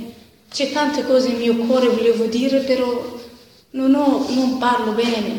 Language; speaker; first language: Italian; non-native, learner; Arabic